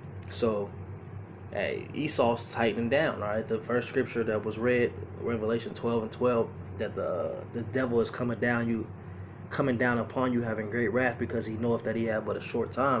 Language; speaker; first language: English; native; English